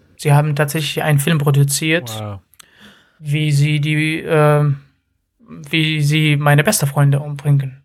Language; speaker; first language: German; non-native, fluent; Arabic